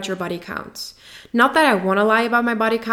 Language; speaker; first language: English; non-native, fluent; Dutch